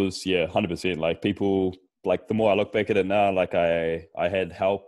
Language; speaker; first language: English; native; English